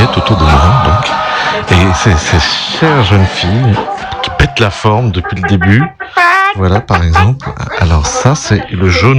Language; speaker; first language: French; native; French